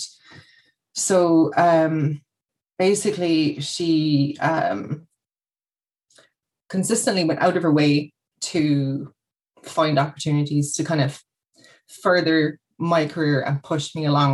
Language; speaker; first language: English; native; English